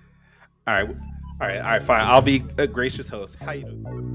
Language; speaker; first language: English; native; English